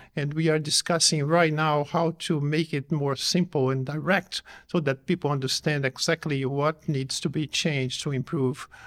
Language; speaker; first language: English; non-native, fluent; Portuguese